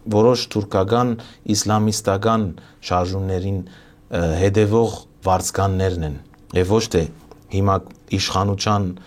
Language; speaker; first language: Armenian; early bilingual, heritage; Armenian